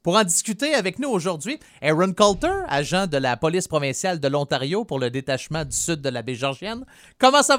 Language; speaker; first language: French; native; French